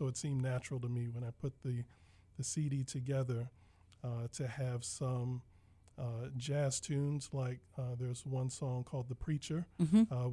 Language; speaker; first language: English; native; English